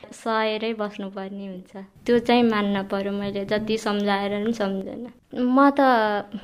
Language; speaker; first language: Nepali; native; Nepali